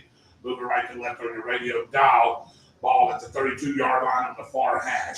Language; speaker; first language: English; native; English